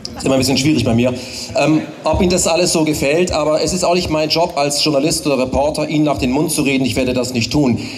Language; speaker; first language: German; native; German